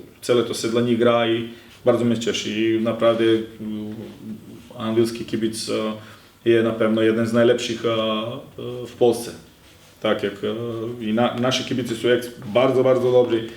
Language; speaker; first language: Polish; non-native, learner; Serbian